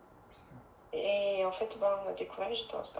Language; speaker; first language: French; native; French